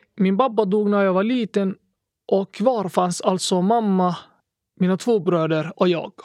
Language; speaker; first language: Swedish; early bilingual, other home language; Somali